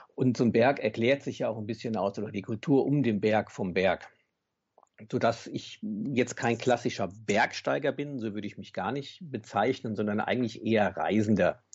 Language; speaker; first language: German; native; German